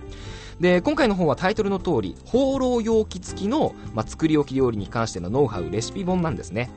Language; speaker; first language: Japanese; native; Japanese